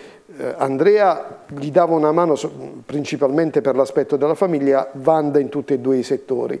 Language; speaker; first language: Italian; native; Italian